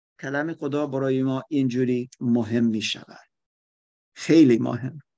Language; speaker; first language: Persian; non-native, learner; German